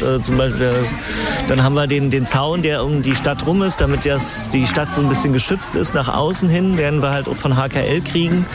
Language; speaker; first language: German; native; German